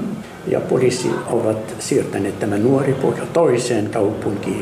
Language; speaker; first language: Finnish; non-native, learner; Arabic